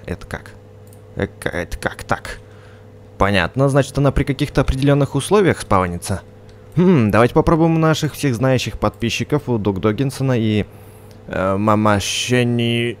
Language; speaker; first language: Russian; native; Russian